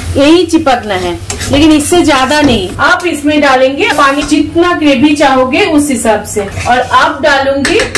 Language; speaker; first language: Hindi; native; Hindi